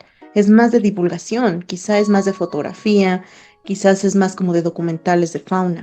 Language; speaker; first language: Spanish; native; Spanish